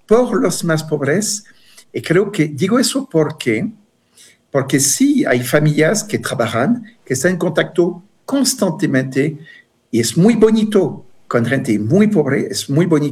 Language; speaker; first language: Spanish; non-native, fluent; French